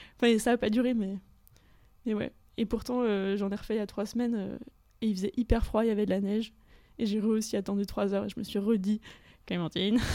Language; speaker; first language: French; native; French